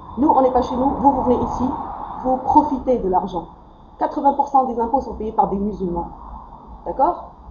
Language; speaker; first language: French; non-native, local second language; Arabic